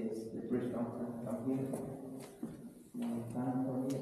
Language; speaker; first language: English; non-native, learner; Spanish